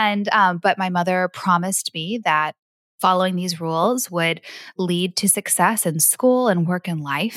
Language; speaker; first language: English; native; English